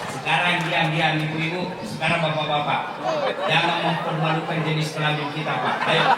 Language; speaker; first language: Indonesian; non-native, local second language; Buginese